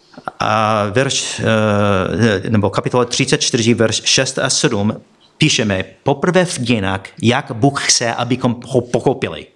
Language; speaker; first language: Czech; non-native, fluent; English